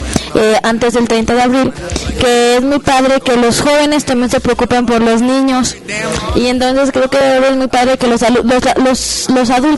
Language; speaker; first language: Spanish; native; Spanish